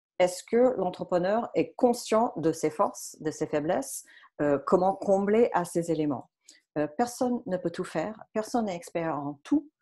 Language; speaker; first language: French; non-native, fluent; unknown